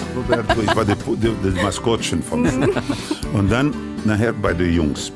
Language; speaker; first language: German; non-native, fluent; Spanish